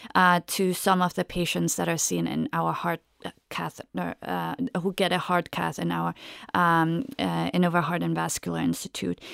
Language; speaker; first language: English; non-native, fluent; German